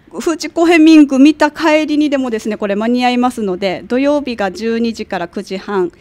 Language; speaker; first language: Japanese; native; Japanese